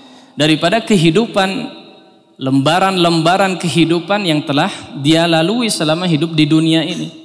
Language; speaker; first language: Indonesian; native; Indonesian